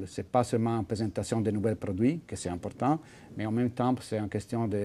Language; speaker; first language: French; non-native, fluent; Italian